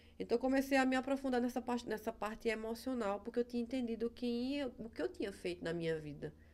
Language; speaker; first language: Portuguese; native; Portuguese